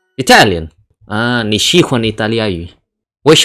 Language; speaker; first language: Chinese; non-native, learner; Indonesian